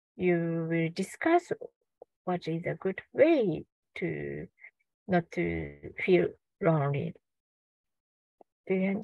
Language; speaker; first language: English; non-native, learner; Japanese